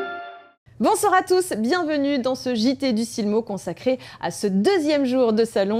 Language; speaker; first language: French; native; French